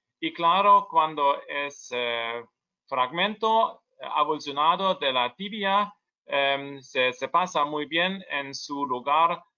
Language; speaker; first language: Spanish; non-native, learner; German